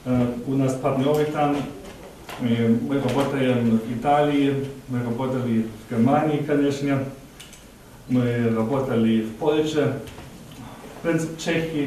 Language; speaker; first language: Russian; non-native, learner; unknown